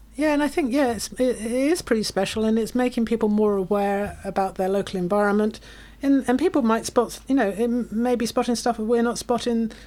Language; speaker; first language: English; native; English